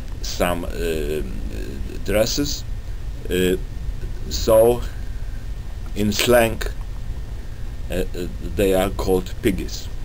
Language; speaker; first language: English; non-native, learner; Polish